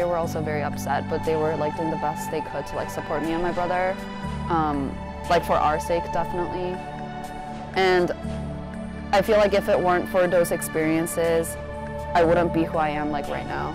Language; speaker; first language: English; early bilingual, other home language; Korean